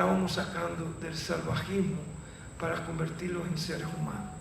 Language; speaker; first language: Spanish; native; Spanish